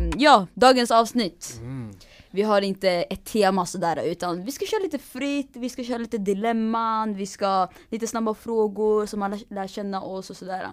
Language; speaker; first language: Swedish; early bilingual, other home language; Tigrinya